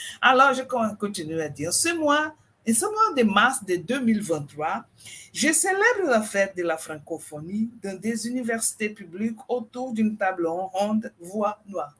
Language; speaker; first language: French; non-native, fluent; Portuguese